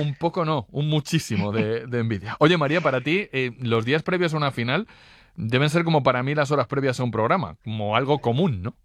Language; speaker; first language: Spanish; native; Spanish